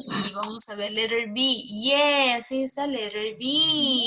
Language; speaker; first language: English; non-native, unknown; Spanish